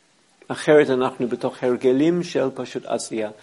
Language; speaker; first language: Hebrew; non-native, fluent; English